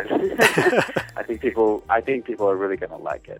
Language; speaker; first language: English; native; English